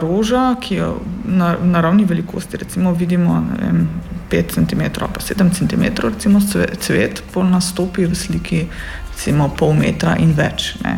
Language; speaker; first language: Slovenian; native; Slovenian